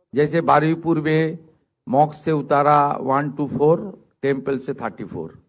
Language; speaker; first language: Hindi; non-native, local second language; Bangla